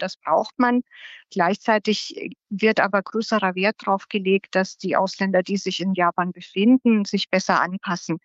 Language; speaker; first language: German; native; German